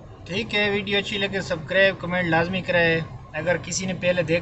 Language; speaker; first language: Hindi; non-native, local second language; Punjabi